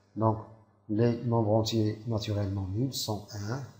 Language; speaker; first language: French; non-native, local second language; Arabic